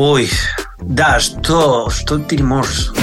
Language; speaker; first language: Russian; non-native, learner; Spanish